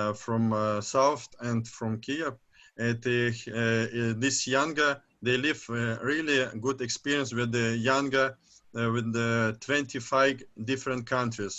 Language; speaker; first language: English; non-native, learner; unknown